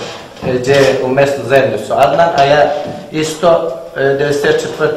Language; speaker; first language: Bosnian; early bilingual, heritage; Bosnian